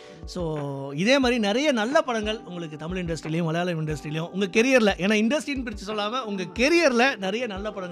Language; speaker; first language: Tamil; native; Tamil